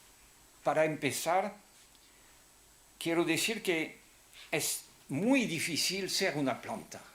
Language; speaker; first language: Spanish; non-native, fluent; French